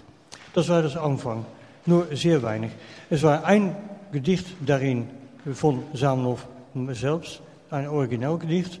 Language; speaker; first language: German; non-native, fluent; Dutch